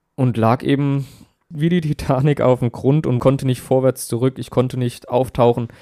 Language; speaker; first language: German; native; German